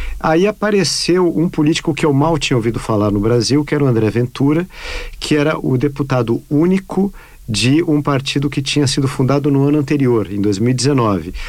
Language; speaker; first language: Portuguese; native; Portuguese